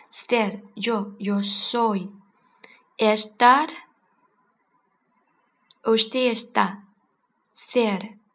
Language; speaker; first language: Spanish; non-native, learner; Chinese